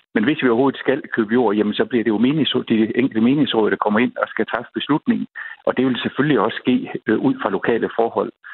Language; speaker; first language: Danish; native; Danish